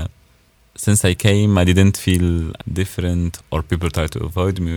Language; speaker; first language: English; non-native, fluent; Arabic